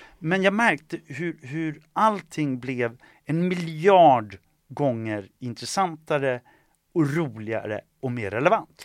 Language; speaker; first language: Swedish; early bilingual, other home language; Estonian